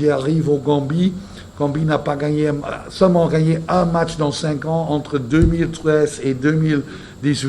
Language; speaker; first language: French; non-native, fluent; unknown